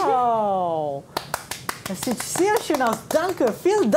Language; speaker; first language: German; non-native, learner; Malay